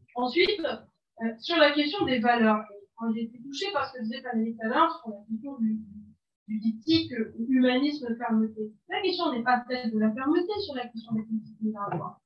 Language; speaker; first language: French; non-native, local second language; Arabic